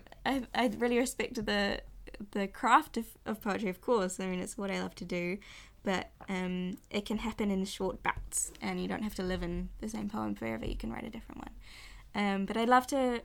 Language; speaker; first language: English; native; English